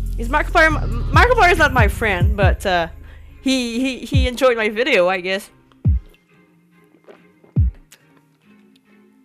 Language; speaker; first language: English; non-native, fluent; French